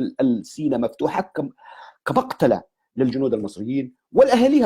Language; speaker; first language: Arabic; native; Arabic